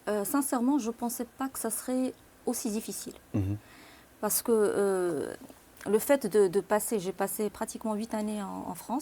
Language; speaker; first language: French; non-native, local second language; Arabic